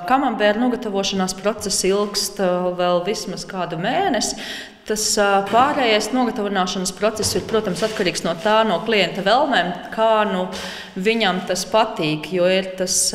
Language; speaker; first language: Latvian; native; Latvian